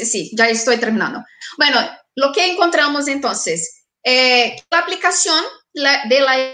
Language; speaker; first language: Spanish; non-native, fluent; Portuguese